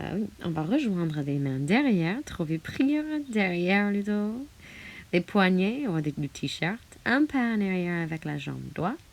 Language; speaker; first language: French; non-native, fluent; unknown